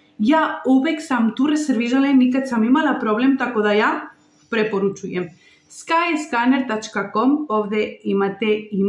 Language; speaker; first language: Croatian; non-native, learner; Spanish